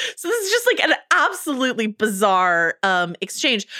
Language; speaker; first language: English; native; English